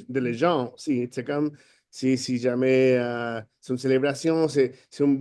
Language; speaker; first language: French; non-native, fluent; Spanish